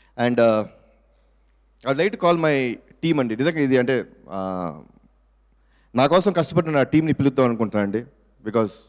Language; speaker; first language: Telugu; native; Telugu